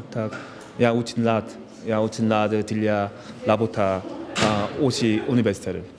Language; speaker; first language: Russian; non-native, learner; Korean